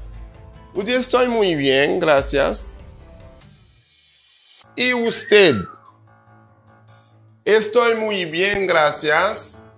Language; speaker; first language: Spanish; non-native, fluent; Haitian Creole